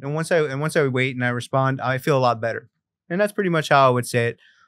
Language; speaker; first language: English; early bilingual, other home language; Spanish